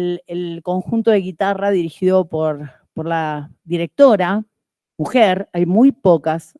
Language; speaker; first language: Spanish; native; Spanish